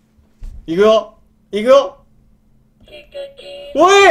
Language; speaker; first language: Japanese; native; Japanese